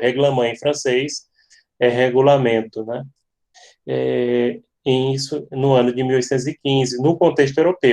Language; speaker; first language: Portuguese; native; Portuguese